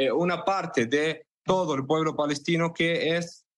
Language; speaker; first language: Spanish; non-native, fluent; Arabic